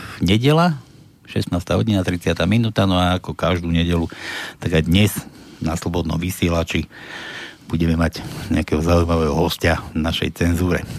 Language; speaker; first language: Slovak; native; Slovak